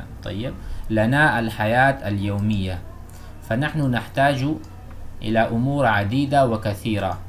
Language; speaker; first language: Arabic; non-native, fluent; Urdu